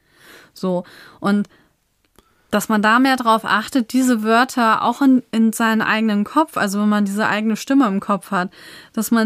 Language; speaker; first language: German; native; German